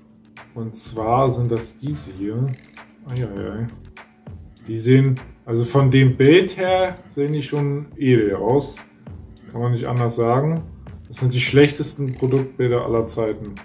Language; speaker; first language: German; native; German